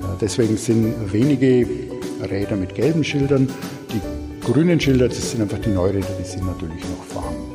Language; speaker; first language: German; native; German